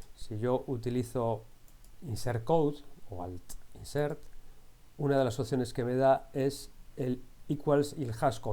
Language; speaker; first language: Spanish; native; Spanish